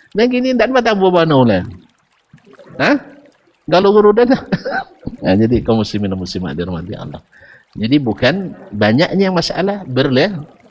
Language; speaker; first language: Malay; non-native, local second language; Minangkabau